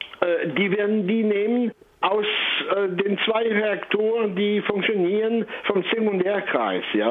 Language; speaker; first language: German; non-native, fluent; French